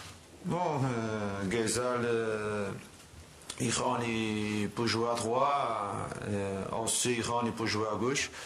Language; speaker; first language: French; non-native, learner; Portuguese